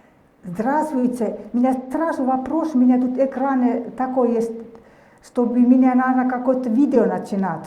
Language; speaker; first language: Russian; non-native, fluent; Finnish